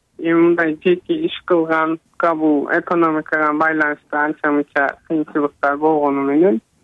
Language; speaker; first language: Kyrgyz; early bilingual, heritage; Kyrgyz